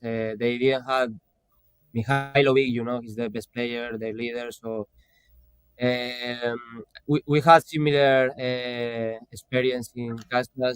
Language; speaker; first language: English; non-native, fluent; Spanish